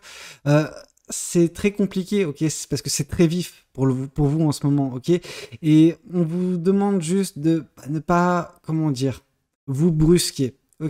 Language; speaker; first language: French; native; French